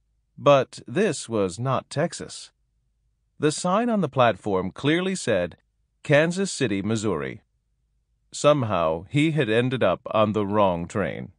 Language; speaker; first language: English; native; English